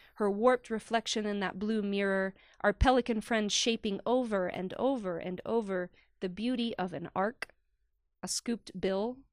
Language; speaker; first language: English; early bilingual, other home language; Spanish